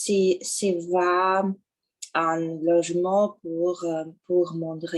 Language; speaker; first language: French; non-native, learner; Russian